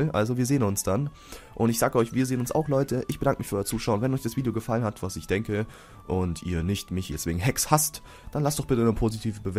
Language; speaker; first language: German; native; German